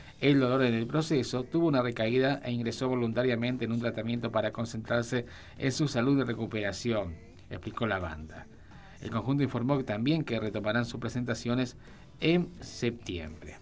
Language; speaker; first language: Spanish; native; Spanish